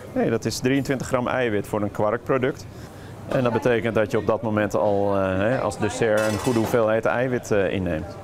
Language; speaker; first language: Dutch; native; Dutch